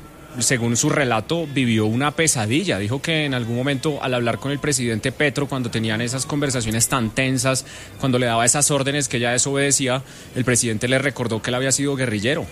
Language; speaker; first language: Spanish; native; Spanish